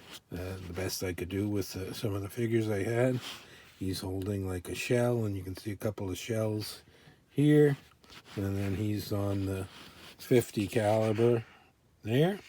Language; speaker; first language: English; native; English